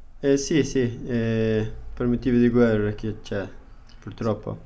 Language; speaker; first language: Italian; non-native, learner; Persian